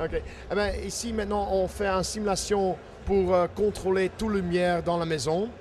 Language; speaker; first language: French; non-native, fluent; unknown